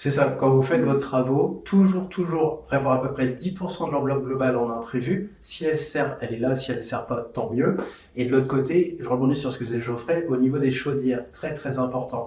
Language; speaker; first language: French; native; French